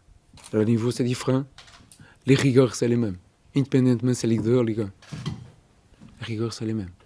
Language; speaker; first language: French; non-native, fluent; Portuguese